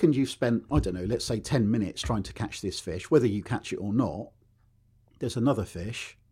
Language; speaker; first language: English; native; English